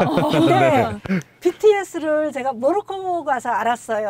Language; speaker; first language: Korean; native; Korean